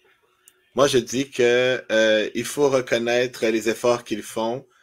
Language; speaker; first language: French; native; French